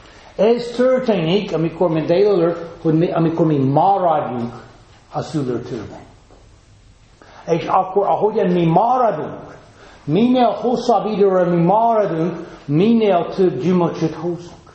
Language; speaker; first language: Hungarian; non-native, fluent; English